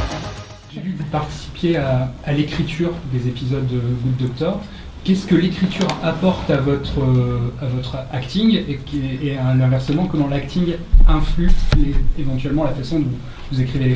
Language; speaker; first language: French; native; French